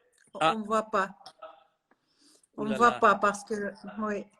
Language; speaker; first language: French; non-native, learner; Russian